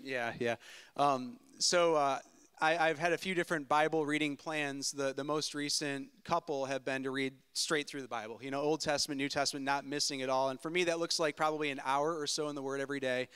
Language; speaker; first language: English; native; English